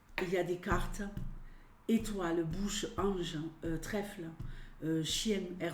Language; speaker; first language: French; native; French